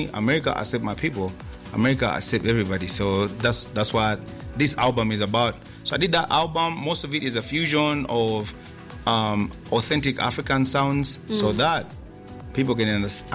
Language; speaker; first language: English; non-native, local second language; Nyanja